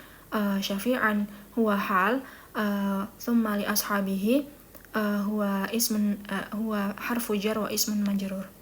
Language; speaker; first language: Arabic; non-native, learner; Indonesian